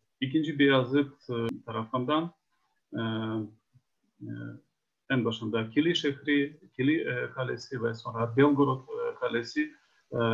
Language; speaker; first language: Turkish; non-native, fluent; Ukrainian